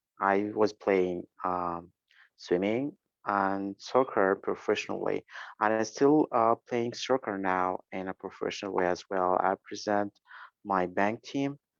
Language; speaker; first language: English; non-native, learner; Arabic